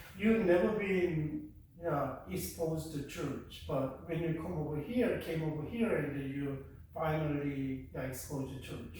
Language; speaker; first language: English; non-native, fluent; Korean